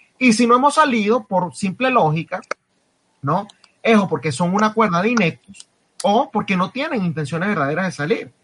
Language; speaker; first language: Spanish; native; Spanish